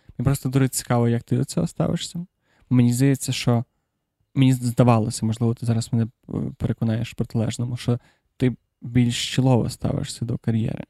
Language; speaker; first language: Ukrainian; non-native, local second language; Russian